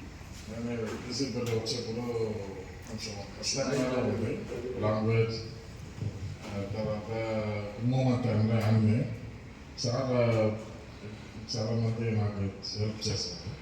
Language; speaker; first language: Telugu; non-native, learner; Tamil